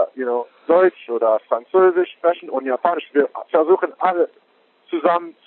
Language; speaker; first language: German; non-native, fluent; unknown